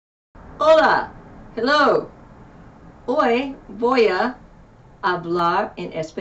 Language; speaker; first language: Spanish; non-native, learner; English